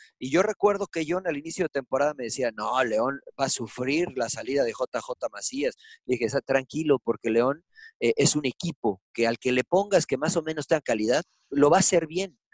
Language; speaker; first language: Spanish; early bilingual, heritage; Spanish